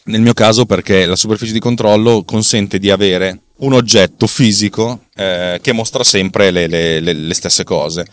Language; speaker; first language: Italian; native; Italian